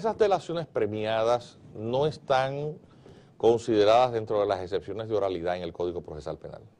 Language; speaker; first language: Spanish; native; Spanish